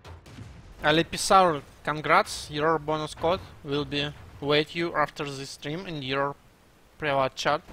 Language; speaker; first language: English; non-native, learner; Russian